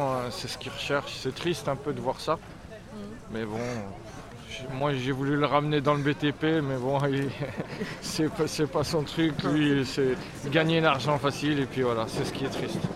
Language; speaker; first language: French; native; French